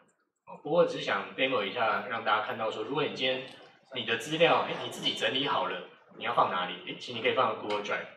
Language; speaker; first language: Chinese; native; Chinese